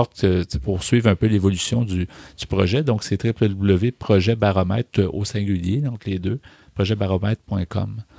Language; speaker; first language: French; native; French